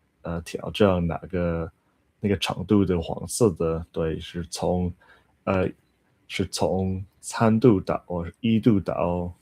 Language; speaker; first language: Chinese; non-native, learner; English